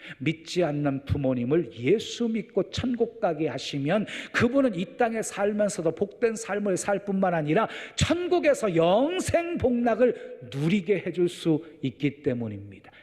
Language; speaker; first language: Korean; native; Korean